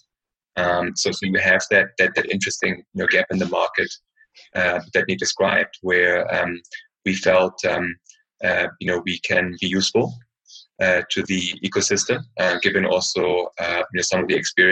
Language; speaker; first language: English; non-native, fluent; German